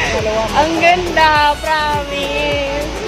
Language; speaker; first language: Filipino; non-native, local second language; Cebuano